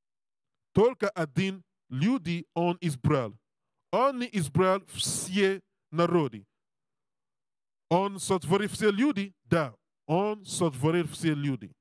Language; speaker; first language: Russian; non-native, learner; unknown